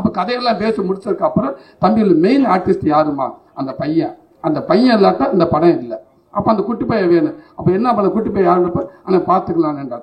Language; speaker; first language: Tamil; native; Tamil